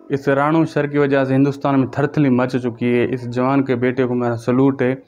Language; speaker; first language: Urdu; non-native, local second language; Sindhi